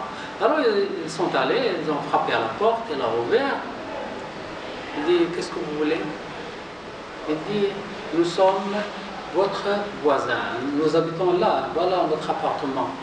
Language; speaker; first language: French; non-native, local second language; Arabic